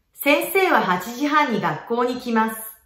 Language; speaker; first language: Japanese; non-native, fluent; French